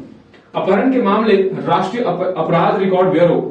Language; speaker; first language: Hindi; native; Hindi